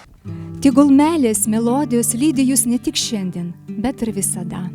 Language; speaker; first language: Lithuanian; native; Lithuanian